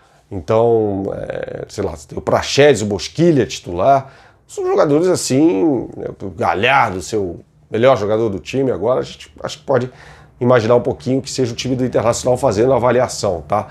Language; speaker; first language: Portuguese; native; Portuguese